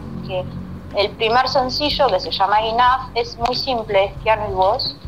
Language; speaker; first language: Spanish; native; Spanish